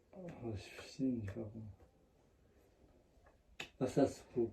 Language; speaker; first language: German; non-native, learner; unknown